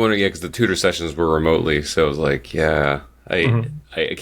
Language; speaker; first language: English; native; English